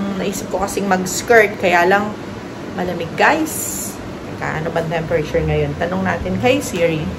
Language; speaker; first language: Filipino; non-native, local second language; Pampanga